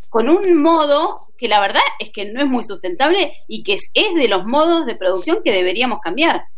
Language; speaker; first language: Spanish; native; Spanish